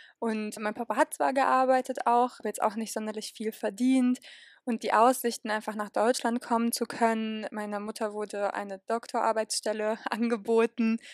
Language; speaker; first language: German; early bilingual, other home language; Polish